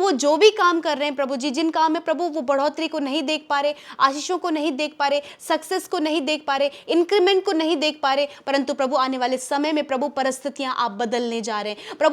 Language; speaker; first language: Hindi; native; Hindi